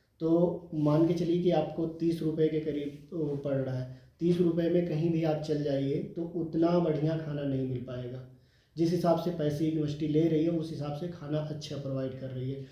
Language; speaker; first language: Hindi; native; Hindi